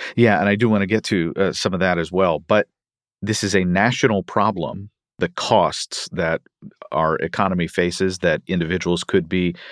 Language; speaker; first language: English; native; English